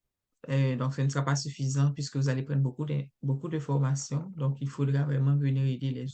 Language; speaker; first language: French; native; French